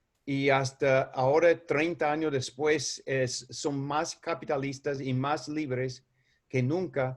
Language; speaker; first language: Spanish; non-native, fluent; English